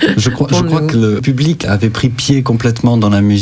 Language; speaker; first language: French; native; French